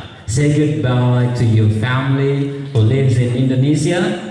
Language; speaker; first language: English; non-native, fluent; Indonesian